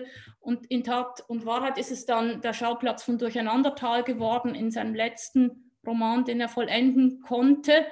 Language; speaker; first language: German; native; German